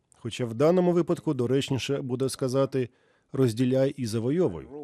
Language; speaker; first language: Ukrainian; native; Ukrainian